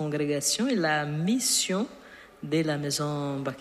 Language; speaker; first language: French; non-native, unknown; Portuguese